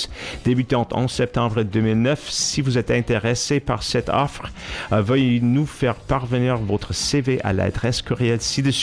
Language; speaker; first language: French; non-native, fluent; English